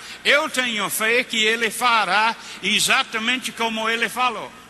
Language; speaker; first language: Portuguese; non-native, fluent; English